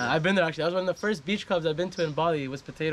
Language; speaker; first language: English; native; English